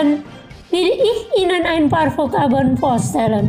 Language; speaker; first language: German; non-native, fluent; Indonesian